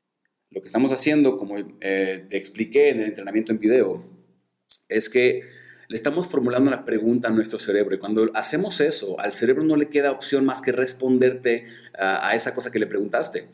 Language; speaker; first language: Spanish; native; Spanish